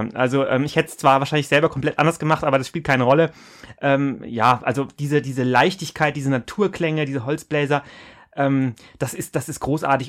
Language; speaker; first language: German; native; German